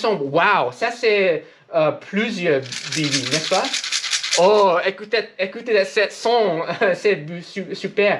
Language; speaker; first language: French; non-native, learner; English